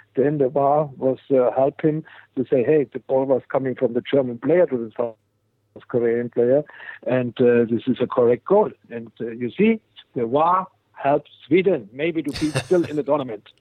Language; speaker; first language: English; non-native, fluent; German